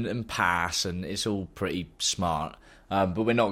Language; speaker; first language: English; native; English